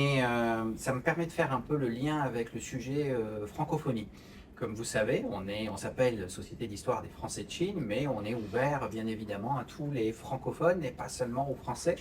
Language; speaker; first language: French; native; French